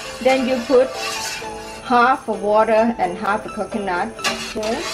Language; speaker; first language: English; non-native, learner; Thai